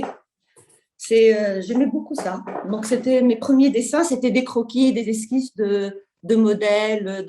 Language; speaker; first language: French; non-native, local second language; Arabic